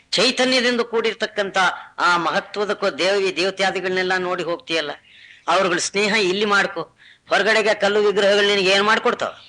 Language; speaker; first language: Kannada; non-native, local second language; Telugu